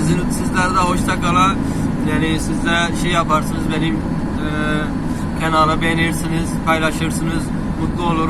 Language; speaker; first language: Turkish; non-native, learner; Urdu